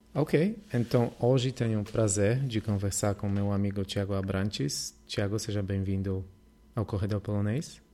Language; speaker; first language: Portuguese; non-native, fluent; Polish